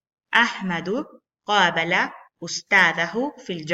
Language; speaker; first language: Arabic; non-native, fluent; Spanish